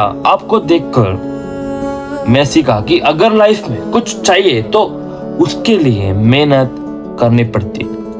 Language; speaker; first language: Hindi; non-native, local second language; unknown